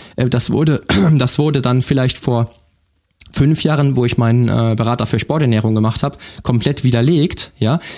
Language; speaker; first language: German; native; German